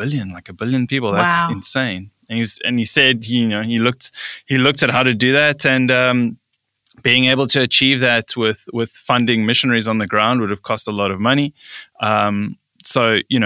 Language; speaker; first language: English; native; English